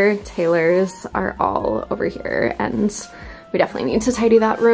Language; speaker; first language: English; native; English